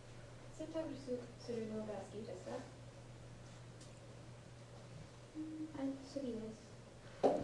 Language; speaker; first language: Japanese; non-native, learner; English